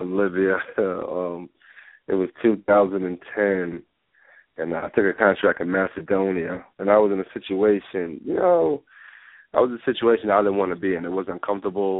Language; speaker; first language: English; non-native, local second language; Yoruba